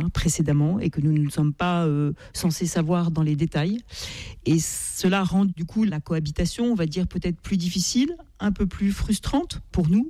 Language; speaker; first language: French; native; French